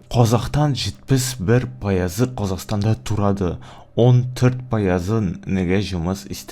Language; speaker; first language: Kazakh; non-native, learner; Tatar